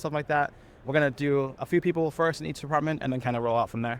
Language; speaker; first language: English; native; English